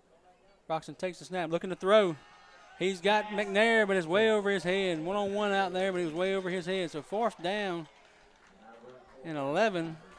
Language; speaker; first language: English; native; English